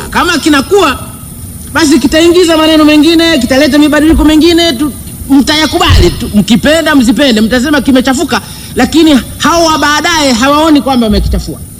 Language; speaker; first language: Swahili; native; Swahili